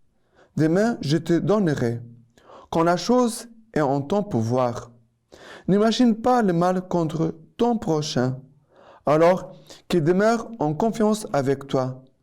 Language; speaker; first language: French; non-native, fluent; Portuguese